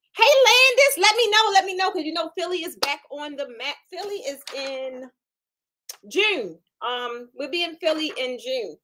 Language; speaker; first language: English; native; English